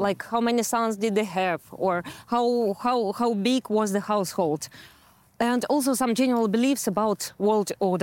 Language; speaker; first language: English; non-native, fluent; Russian